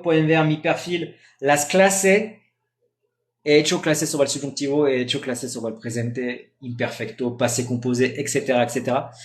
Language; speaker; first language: Spanish; non-native, fluent; French